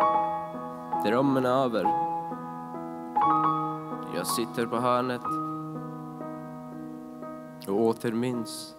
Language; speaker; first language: Swedish; non-native, fluent; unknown